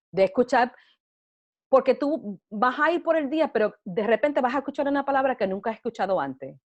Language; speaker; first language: Spanish; early bilingual, heritage; Spanish